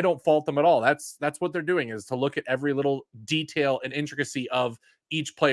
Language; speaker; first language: English; native; English